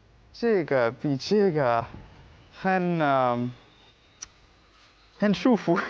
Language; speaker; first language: Chinese; non-native, learner; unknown